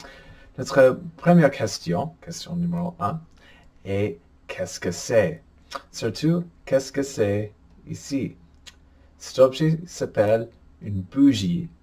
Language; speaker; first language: French; non-native, fluent; English